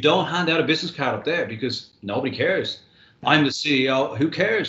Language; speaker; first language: English; native; English